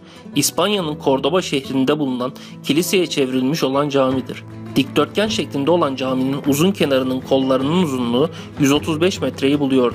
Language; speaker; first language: Turkish; native; Turkish